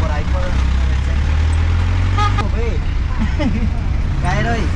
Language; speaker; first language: Spanish; native; Spanish